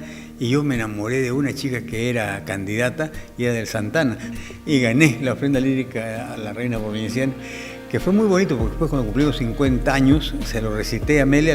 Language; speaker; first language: Spanish; native; Spanish